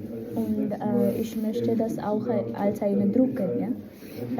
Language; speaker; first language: German; non-native, learner; Malayalam